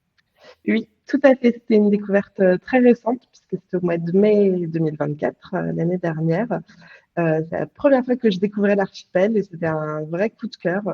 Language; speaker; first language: French; native; French